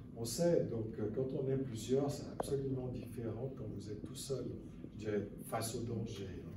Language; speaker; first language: French; native; French